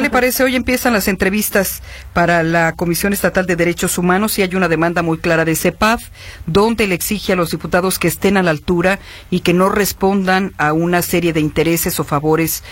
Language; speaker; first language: Spanish; native; Spanish